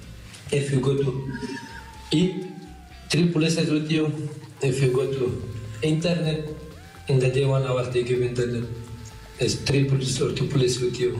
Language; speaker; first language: English; non-native, learner; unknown